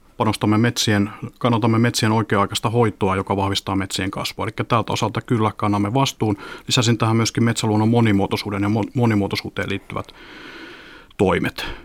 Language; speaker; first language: Finnish; native; Finnish